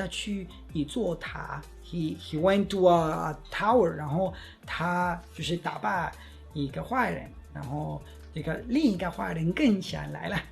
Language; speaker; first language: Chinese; non-native, fluent; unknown